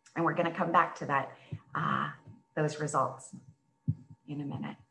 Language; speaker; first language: English; native; English